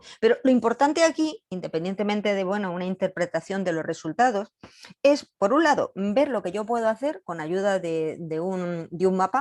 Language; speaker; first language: Spanish; native; Spanish